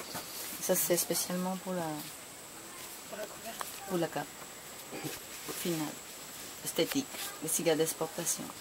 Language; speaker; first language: French; non-native, fluent; Spanish